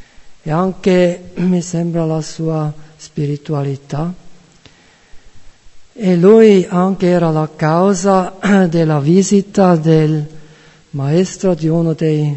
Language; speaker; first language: Italian; non-native, fluent; German